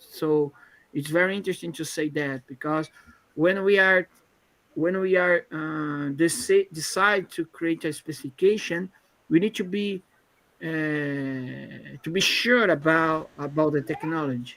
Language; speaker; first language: English; non-native, fluent; Portuguese